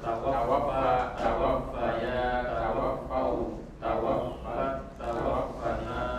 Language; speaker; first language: Arabic; non-native, learner; Indonesian